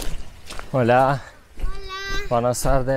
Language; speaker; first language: Spanish; non-native, learner; Turkish